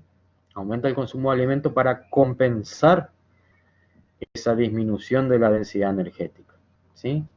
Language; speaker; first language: Spanish; native; Spanish